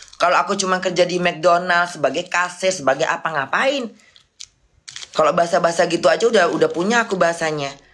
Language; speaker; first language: Indonesian; native; Indonesian